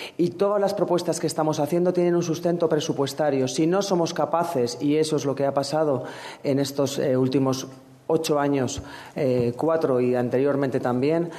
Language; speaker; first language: Spanish; native; Spanish